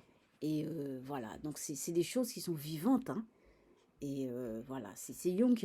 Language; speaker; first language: French; native; French